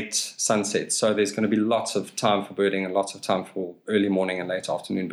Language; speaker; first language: English; native; English